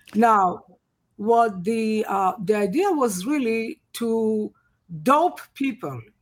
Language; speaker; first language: English; non-native, fluent; Hebrew